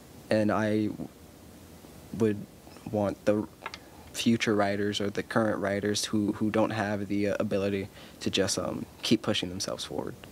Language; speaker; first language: English; early bilingual, other home language; Spanish